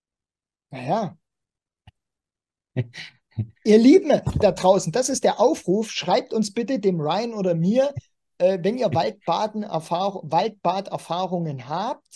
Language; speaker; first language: German; native; German